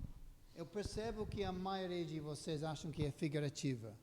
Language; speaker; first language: Portuguese; non-native, fluent; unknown